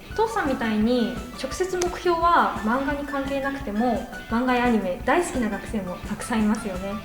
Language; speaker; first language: Japanese; native; Japanese